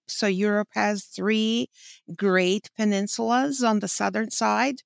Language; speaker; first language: English; non-native, fluent; Bosnian